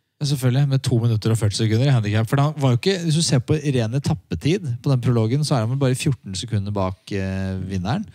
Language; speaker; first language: Norwegian; native; Norwegian